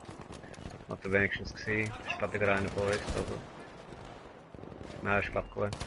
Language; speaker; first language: German; native; German